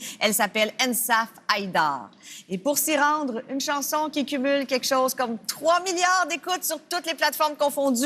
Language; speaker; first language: French; native; French